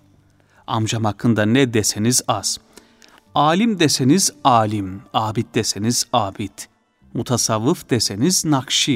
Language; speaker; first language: Turkish; native; Turkish